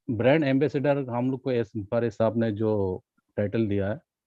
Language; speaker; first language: Hindi; non-native, local second language; Assamese